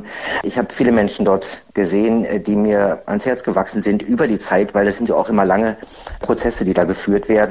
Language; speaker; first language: German; native; German